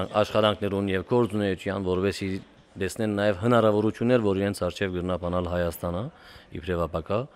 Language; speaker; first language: Armenian; early bilingual, heritage; Armenian